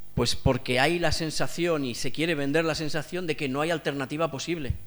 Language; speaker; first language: Spanish; non-native, local second language; Catalan